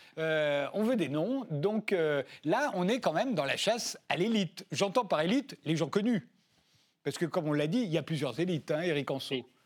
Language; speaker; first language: French; native; French